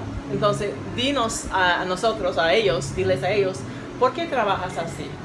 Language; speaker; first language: Spanish; non-native, learner; English